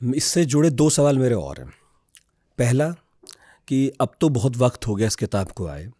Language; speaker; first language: Hindi; native; Hindi